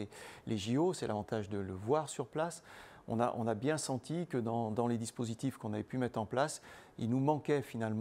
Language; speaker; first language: French; native; French